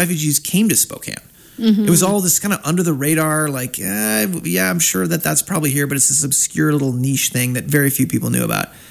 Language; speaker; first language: English; native; English